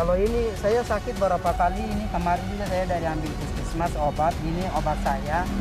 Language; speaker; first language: Indonesian; non-native, learner; Rohingya